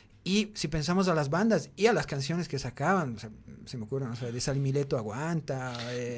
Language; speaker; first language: Spanish; native; Spanish